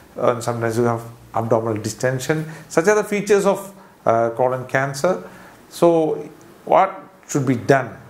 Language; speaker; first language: English; non-native, local second language; Malayalam